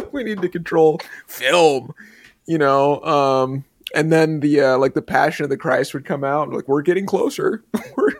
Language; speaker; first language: English; native; English